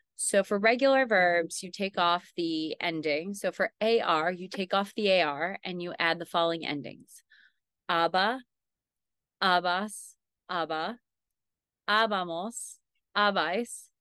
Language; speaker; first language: English; native; English